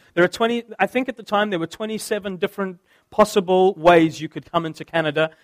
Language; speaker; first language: English; native; English